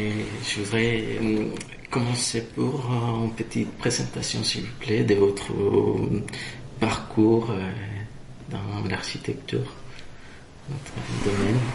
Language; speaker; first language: French; non-native, fluent; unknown